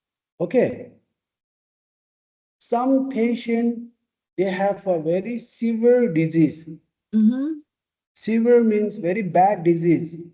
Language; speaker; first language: English; non-native, fluent; Tibetan